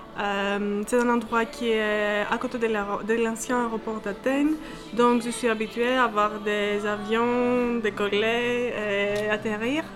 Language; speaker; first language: French; non-native, fluent; Greek